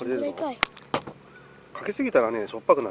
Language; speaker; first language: Japanese; native; Japanese